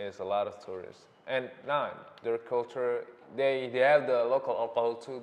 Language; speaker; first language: English; non-native, learner; Indonesian